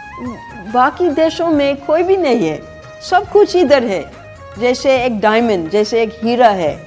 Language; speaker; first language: Hindi; non-native, fluent; English